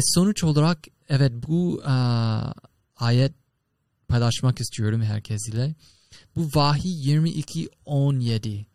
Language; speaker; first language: Turkish; non-native, learner; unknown